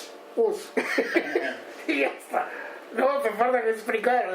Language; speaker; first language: Spanish; non-native, learner; Japanese